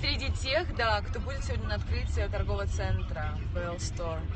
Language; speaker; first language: Russian; native; Russian